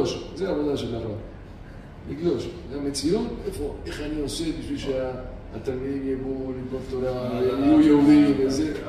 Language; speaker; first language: Hebrew; non-native, fluent; Spanish